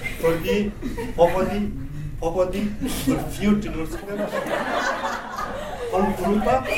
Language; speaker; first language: Norwegian; non-native, fluent; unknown